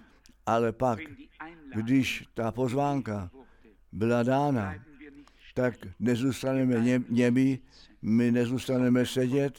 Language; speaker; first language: Czech; non-native, fluent; German